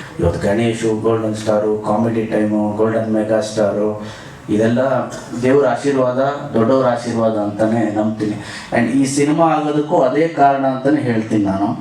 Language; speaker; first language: Kannada; native; Kannada